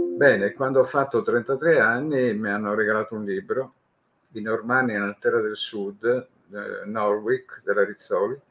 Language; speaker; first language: Italian; native; Italian